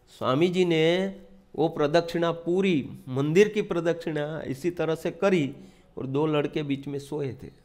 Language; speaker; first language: Hindi; non-native, local second language; Gujarati